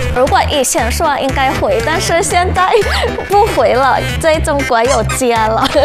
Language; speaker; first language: Chinese; non-native, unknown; Thai